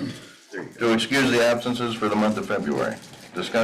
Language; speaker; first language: English; native; English